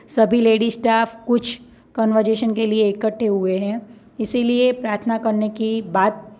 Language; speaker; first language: Hindi; non-native, local second language; Gujarati